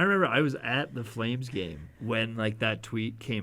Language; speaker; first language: English; native; English